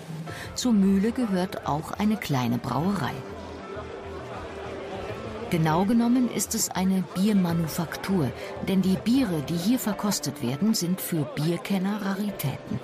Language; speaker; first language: German; native; German